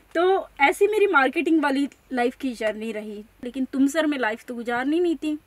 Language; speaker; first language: Hindi; non-native, local second language; Marathi